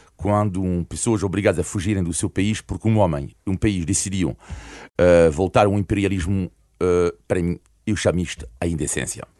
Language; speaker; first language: Portuguese; non-native, fluent; French